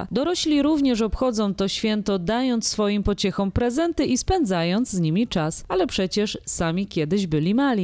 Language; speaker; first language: Polish; native; Polish